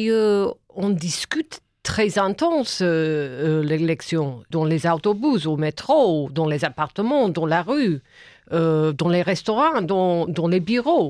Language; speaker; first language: French; non-native, fluent; English